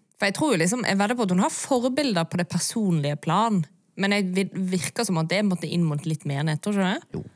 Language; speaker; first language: Norwegian; native; Norwegian